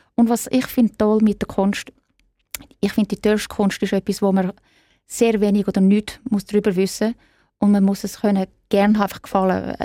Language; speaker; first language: German; native; German